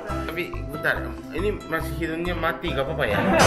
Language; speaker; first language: Indonesian; non-native, learner; Japanese